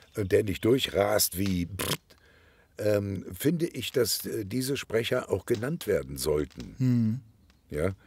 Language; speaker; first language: German; native; German